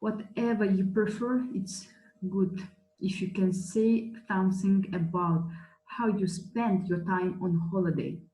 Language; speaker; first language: English; non-native, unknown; Kazakh